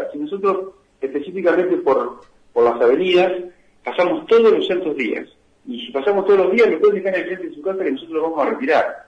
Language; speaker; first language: Spanish; native; Spanish